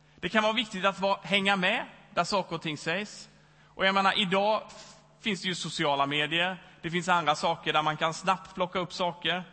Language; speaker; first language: Swedish; native; Swedish